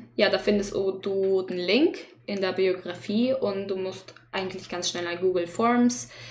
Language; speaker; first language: German; non-native, fluent; Spanish